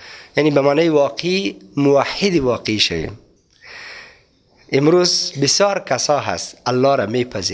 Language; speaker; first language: Persian; native; Persian